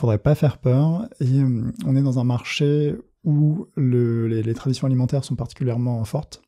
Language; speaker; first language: French; native; French